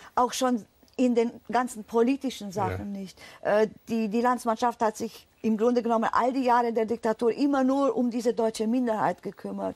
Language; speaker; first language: German; native; German